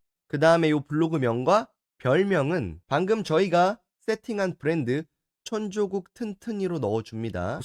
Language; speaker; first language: Korean; native; Korean